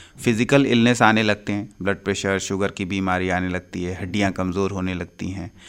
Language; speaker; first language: Hindi; native; Hindi